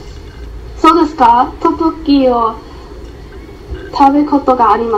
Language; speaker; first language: Japanese; non-native, learner; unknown